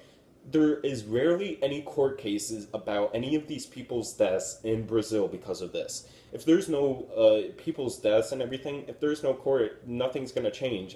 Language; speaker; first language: English; native; English